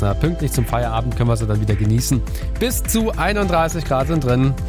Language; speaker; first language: German; native; German